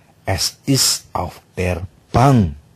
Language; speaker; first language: German; non-native, fluent; Indonesian